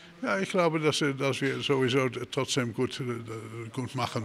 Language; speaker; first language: German; non-native, fluent; Dutch